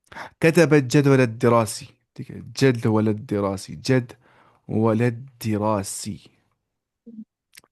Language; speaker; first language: Arabic; non-native, fluent; Urdu